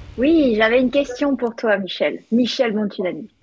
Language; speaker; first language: French; native; French